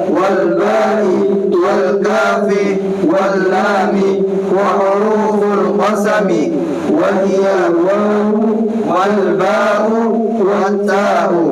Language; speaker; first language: Arabic; non-native, learner; Indonesian